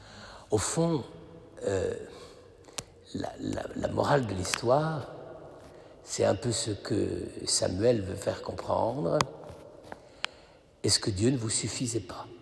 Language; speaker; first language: French; native; French